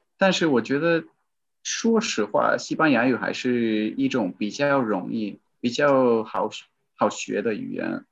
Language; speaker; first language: Chinese; non-native, fluent; English